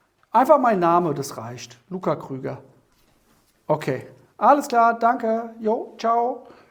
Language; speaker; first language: German; native; German